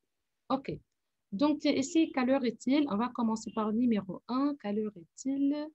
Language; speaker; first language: French; non-native, fluent; Arabic